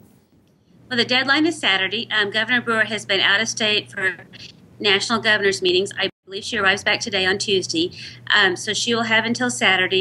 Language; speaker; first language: English; native; English